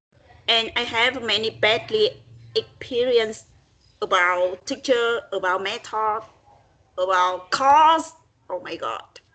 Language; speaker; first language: English; non-native, learner; Vietnamese